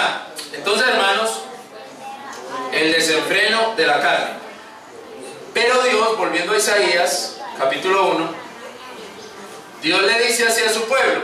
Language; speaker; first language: Spanish; native; Spanish